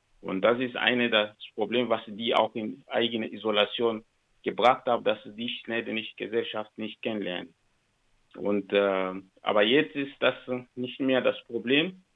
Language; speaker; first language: German; non-native, learner; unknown